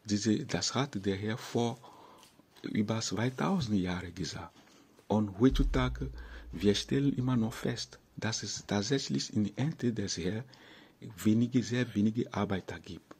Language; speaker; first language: German; non-native, fluent; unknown